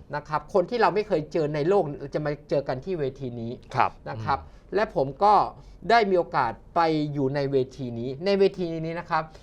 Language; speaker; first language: Thai; native; Thai